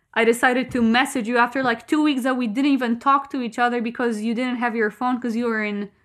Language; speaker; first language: English; non-native, fluent; Polish